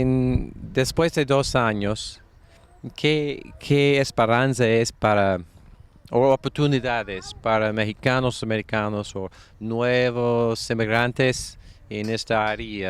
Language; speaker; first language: Spanish; non-native, fluent; English